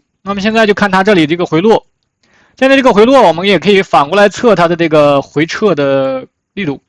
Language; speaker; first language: Chinese; native; Chinese